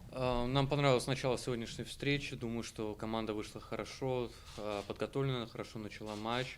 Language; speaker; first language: Russian; native; Russian